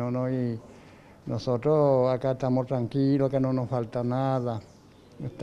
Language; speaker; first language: Spanish; native; Spanish